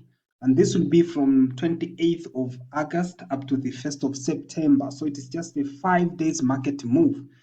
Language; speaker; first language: English; non-native, local second language; Swahili